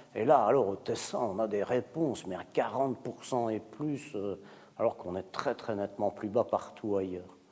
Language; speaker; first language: French; native; French